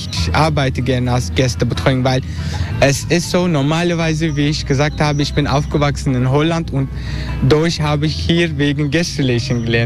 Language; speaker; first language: German; non-native, learner; Turkish